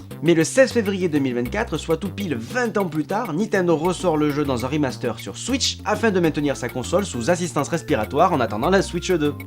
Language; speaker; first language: French; native; French